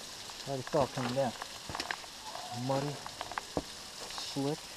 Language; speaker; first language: English; native; English